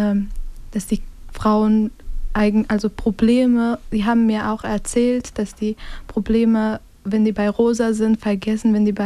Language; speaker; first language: German; non-native, fluent; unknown